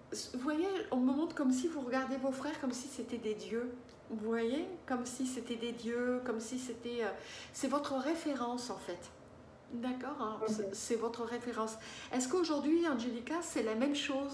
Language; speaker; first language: French; native; French